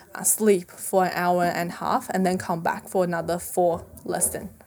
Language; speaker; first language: English; non-native, fluent; Chinese